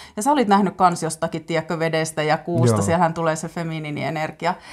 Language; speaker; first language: Finnish; native; Finnish